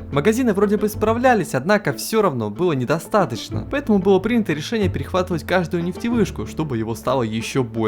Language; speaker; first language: Russian; native; Russian